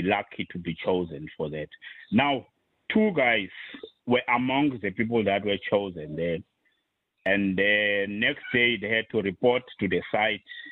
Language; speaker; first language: English; non-native, local second language; Xhosa